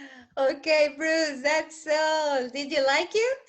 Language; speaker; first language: English; non-native, fluent; Spanish